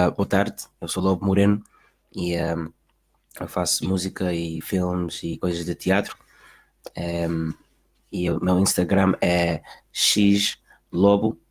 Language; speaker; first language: Portuguese; early bilingual, heritage; Portuguese